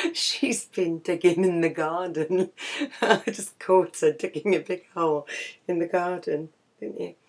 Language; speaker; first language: English; native; English